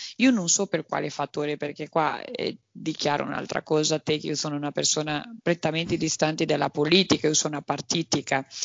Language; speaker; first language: Italian; non-native, fluent; Portuguese